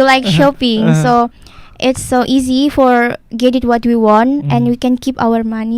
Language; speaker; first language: English; non-native, learner; Indonesian